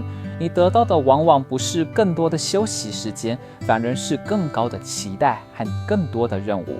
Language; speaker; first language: Chinese; native; Chinese